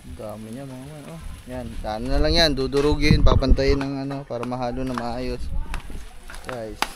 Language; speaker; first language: Filipino; non-native, local second language; Cebuano